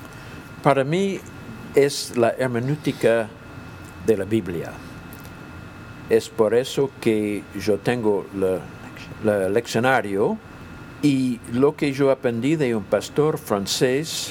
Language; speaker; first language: Spanish; non-native, fluent; English